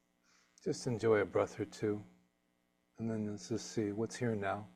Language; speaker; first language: English; native; English